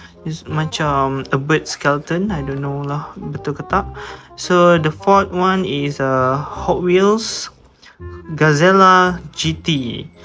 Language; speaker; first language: English; non-native, local second language; Malay